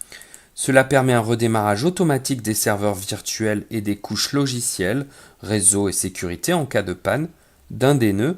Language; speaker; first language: French; native; French